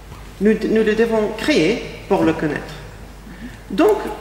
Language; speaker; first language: French; non-native, fluent; English